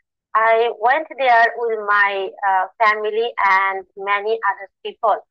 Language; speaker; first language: English; non-native, learner; Bangla